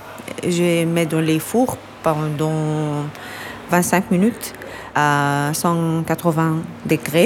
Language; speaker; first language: French; non-native, learner; Arabic